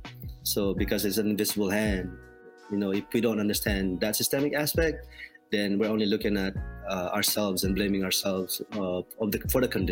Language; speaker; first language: English; non-native, local second language; Filipino